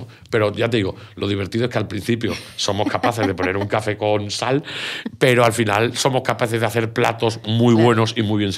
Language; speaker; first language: Spanish; native; Spanish